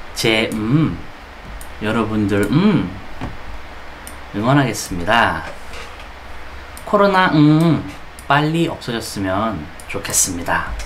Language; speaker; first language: Korean; non-native, local second language; Indonesian